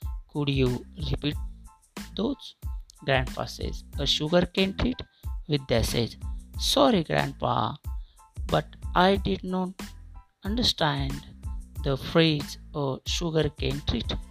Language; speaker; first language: English; non-native, local second language; Marathi